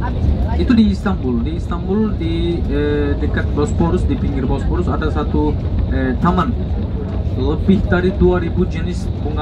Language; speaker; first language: Indonesian; non-native, fluent; Turkish